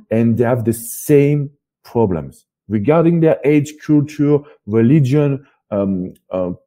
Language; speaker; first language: English; non-native, fluent; French